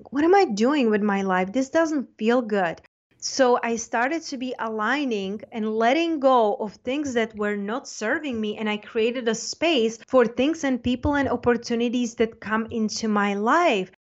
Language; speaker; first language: English; non-native, fluent; Czech